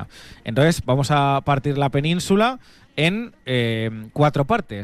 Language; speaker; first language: Spanish; native; Spanish